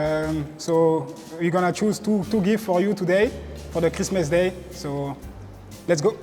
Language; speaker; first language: English; non-native, learner; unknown